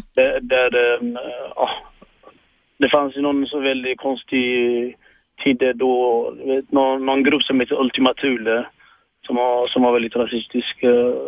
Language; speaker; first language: Swedish; early bilingual, other home language; Tigrinya